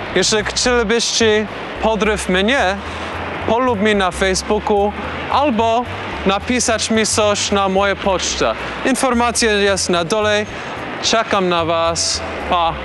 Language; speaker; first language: Polish; non-native, learner; English